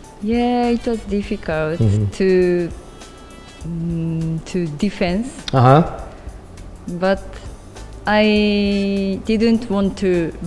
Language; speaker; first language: English; non-native, learner; Japanese